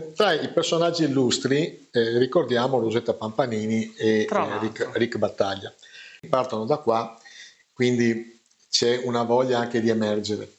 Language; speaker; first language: Italian; native; Italian